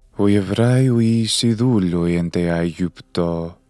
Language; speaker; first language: Greek; non-native, fluent; English